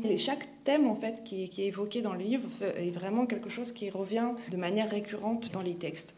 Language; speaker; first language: French; native; French